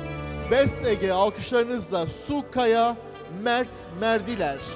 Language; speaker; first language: Turkish; native; Turkish